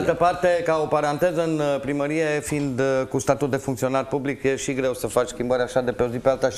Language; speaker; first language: Romanian; native; Romanian